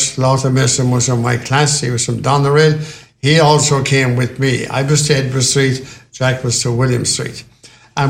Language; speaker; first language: English; native; English